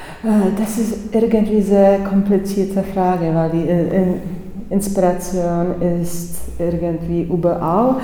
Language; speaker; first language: German; non-native, fluent; Czech